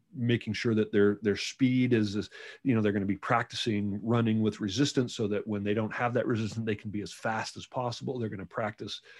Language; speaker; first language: English; native; English